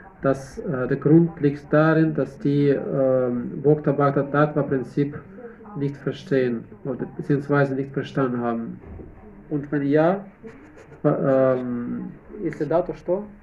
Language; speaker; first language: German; non-native, fluent; Russian